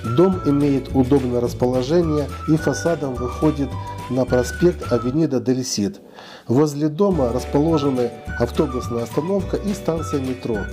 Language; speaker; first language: Russian; native; Russian